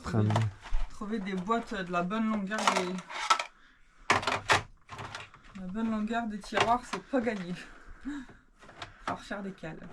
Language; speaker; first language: French; native; French